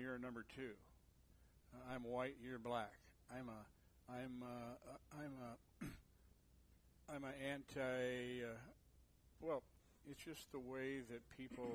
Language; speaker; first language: English; native; English